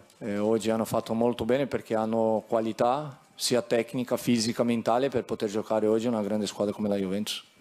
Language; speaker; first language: Italian; non-native, fluent; Portuguese